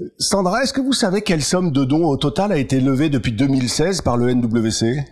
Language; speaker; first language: French; native; French